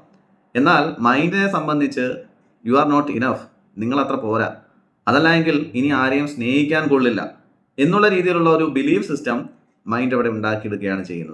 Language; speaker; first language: Malayalam; native; Malayalam